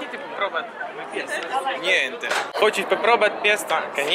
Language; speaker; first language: Russian; non-native, learner; Italian